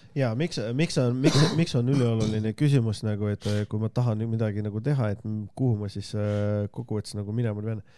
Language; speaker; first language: Estonian; non-native, local second language; Russian